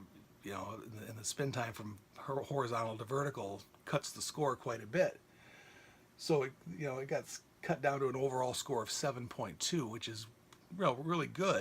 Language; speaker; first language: English; native; English